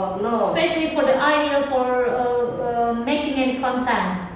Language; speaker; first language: English; non-native, learner; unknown